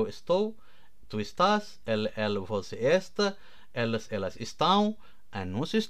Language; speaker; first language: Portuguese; non-native, learner; Nepali